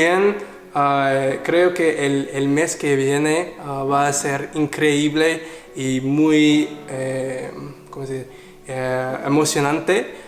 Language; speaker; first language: Spanish; non-native, learner; English